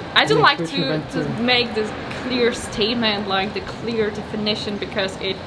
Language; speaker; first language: English; non-native, fluent; Polish